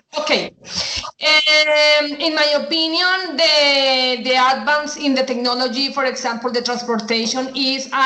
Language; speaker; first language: English; non-native, learner; Spanish